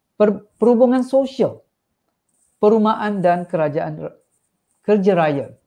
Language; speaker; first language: Malay; non-native, local second language; Tamil